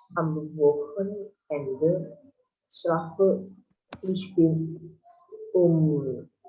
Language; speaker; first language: German; non-native, learner; Indonesian